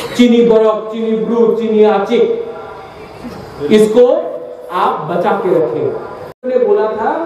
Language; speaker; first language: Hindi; non-native, local second language; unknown